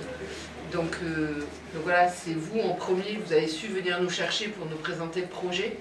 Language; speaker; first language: French; native; French